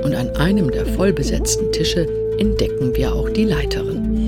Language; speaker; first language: German; native; German